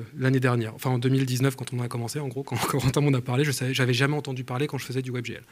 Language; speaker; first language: French; native; French